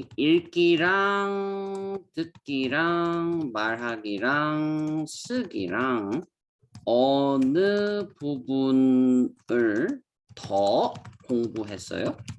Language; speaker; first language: Korean; native; Korean